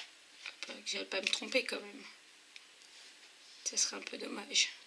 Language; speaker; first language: French; native; French